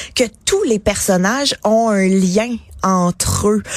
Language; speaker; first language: French; native; French